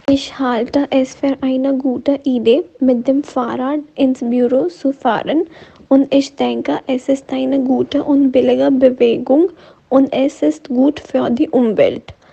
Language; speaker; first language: German; non-native, learner; Hindi